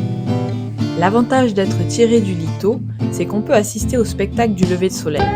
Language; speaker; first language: French; native; French